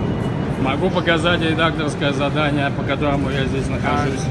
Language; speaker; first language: Russian; native; Russian